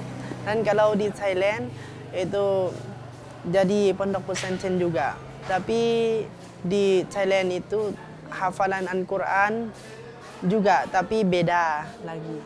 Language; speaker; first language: Indonesian; non-native, learner; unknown